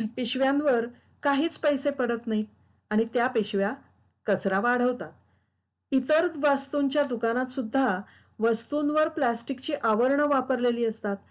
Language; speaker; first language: Marathi; native; Marathi